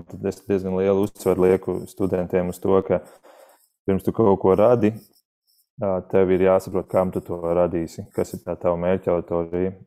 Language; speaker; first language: Latvian; native; Latvian